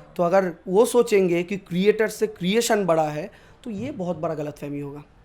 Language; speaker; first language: Hindi; non-native, local second language; Bangla